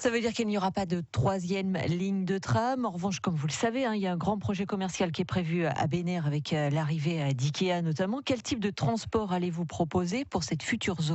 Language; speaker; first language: French; native; French